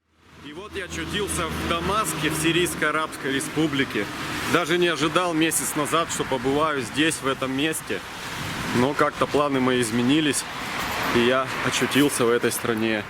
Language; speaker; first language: Russian; native; Russian